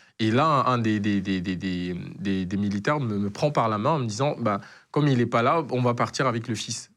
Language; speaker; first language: French; native; French